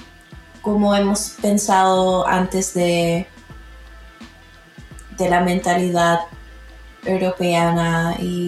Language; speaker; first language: Spanish; early bilingual, heritage; Spanish